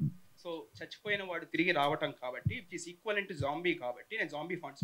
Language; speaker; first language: Telugu; native; Telugu